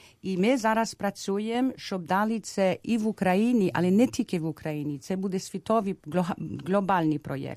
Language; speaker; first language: Ukrainian; early bilingual, heritage; Ukrainian